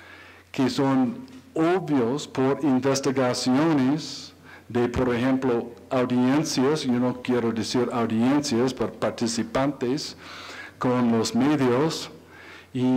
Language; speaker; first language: Spanish; non-native, learner; English